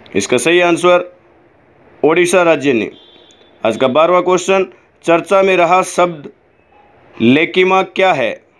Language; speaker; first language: Hindi; native; Hindi